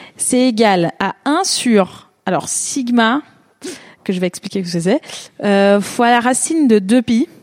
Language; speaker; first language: French; non-native, fluent; Portuguese